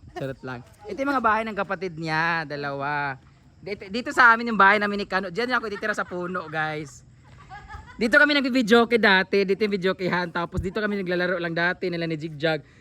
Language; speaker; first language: Filipino; non-native, local second language; Cebuano